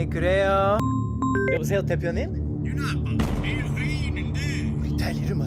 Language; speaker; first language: Korean; non-native, learner; French